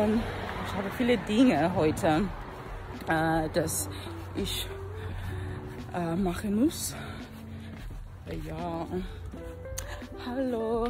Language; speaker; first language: German; non-native, learner; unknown